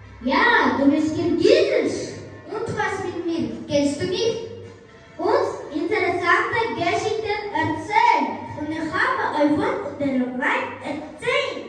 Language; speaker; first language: German; non-native, learner; Kyrgyz